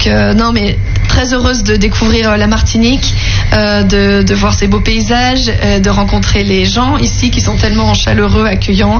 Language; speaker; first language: French; native; French